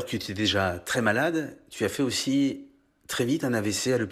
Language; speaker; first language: French; native; French